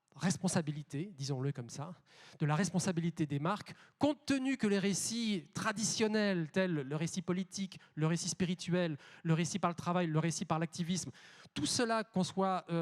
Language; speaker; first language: French; native; French